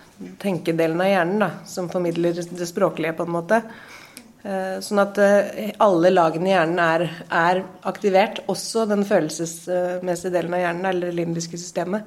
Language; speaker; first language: Norwegian; native; Norwegian